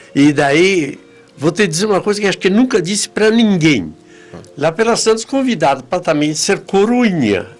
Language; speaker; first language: Portuguese; early bilingual, other home language; Polish